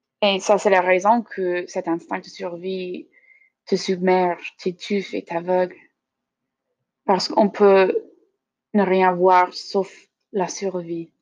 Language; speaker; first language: French; non-native, learner; English